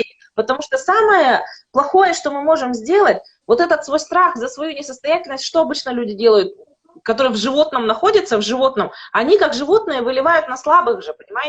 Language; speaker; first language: Russian; native; Russian